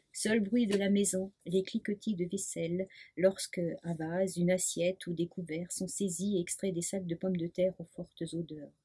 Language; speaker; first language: French; non-native, local second language; Swiss German